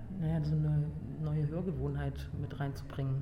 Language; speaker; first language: German; native; German